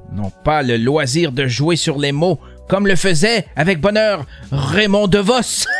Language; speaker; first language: French; native; French